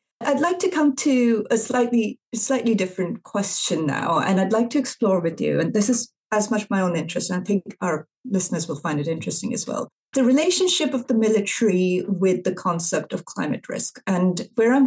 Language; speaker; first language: English; non-native, local second language; Urdu